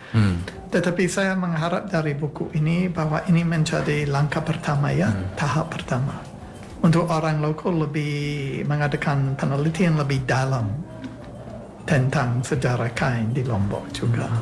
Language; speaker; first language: Indonesian; non-native, fluent; English